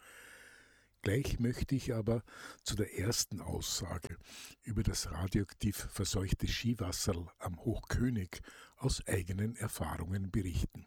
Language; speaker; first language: German; native; German